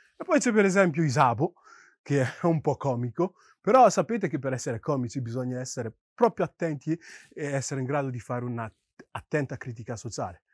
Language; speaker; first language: Italian; early bilingual, other home language; Yoruba